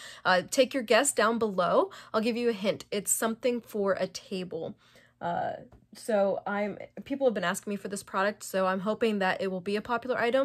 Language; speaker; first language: English; native; English